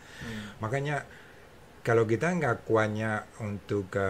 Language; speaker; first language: Indonesian; non-native, fluent; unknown